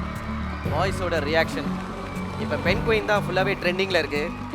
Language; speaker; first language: Tamil; native; Tamil